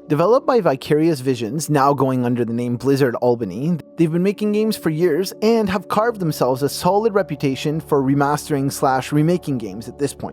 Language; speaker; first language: English; native; English